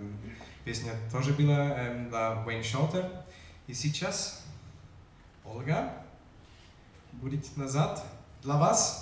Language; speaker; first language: Russian; non-native, learner; German